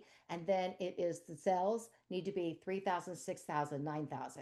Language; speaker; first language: English; native; English